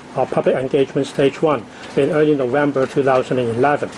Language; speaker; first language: English; non-native, local second language; Cantonese